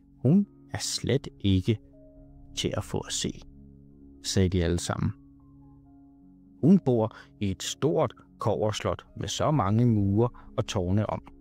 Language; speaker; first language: Danish; native; Danish